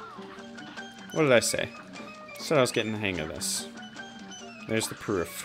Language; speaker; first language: English; native; English